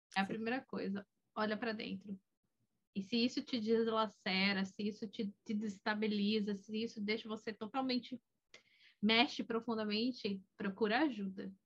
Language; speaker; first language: Portuguese; native; Portuguese